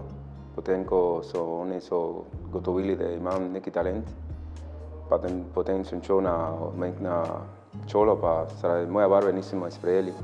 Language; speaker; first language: Slovenian; non-native, learner; Spanish